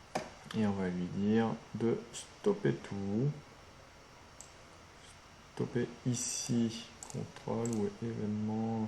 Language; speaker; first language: French; native; French